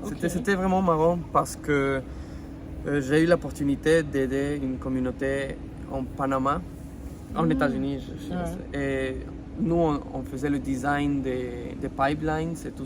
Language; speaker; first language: French; non-native, fluent; Spanish